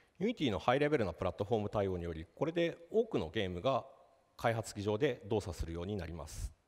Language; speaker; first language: Japanese; native; Japanese